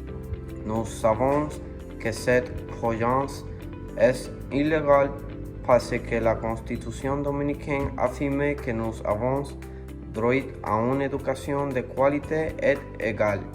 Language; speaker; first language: French; non-native, learner; Spanish